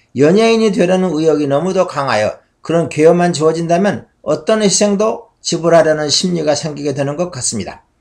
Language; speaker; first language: Korean; native; Korean